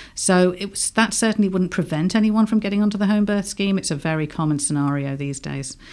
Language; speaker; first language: English; native; English